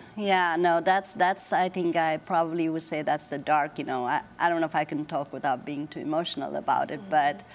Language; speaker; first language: English; non-native, fluent; Amharic